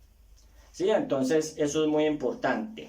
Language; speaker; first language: Spanish; native; Spanish